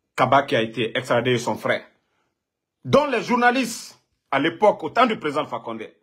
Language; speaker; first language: French; non-native, local second language; Mandingo